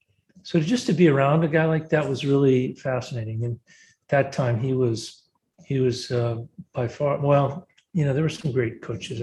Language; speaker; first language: English; native; English